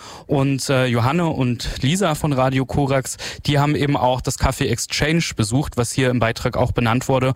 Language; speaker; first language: German; native; German